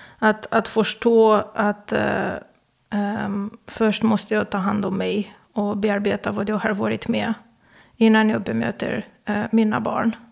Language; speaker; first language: Swedish; non-native, fluent; Romanian